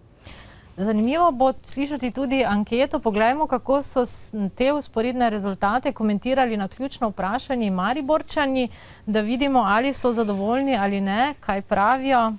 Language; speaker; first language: Slovenian; native; Slovenian